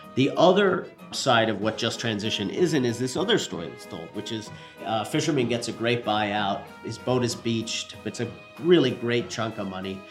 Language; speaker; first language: English; native; English